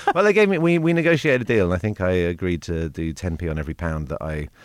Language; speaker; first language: English; native; English